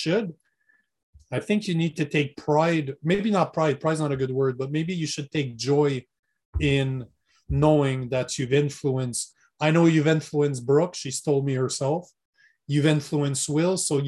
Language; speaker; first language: English; non-native, fluent; French